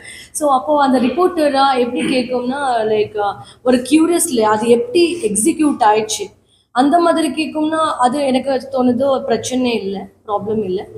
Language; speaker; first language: Tamil; non-native, learner; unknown